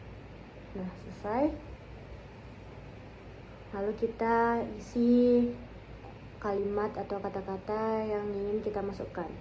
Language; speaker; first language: Indonesian; native; Indonesian